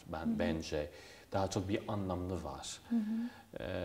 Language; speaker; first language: Turkish; non-native, fluent; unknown